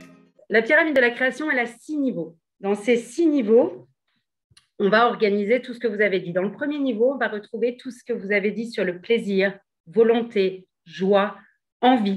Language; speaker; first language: French; native; French